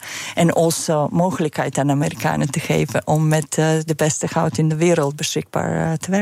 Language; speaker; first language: Dutch; non-native, fluent; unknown